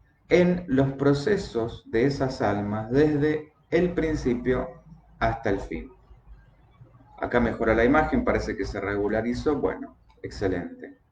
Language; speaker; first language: Spanish; native; Spanish